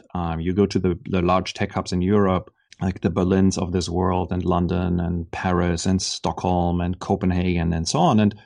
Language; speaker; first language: English; non-native, fluent; German